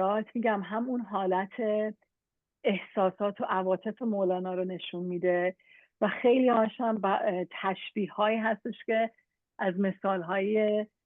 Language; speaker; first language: Persian; native; Persian